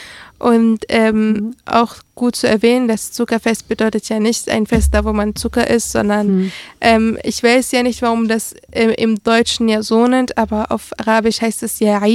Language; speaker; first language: German; early bilingual, other home language; Arabic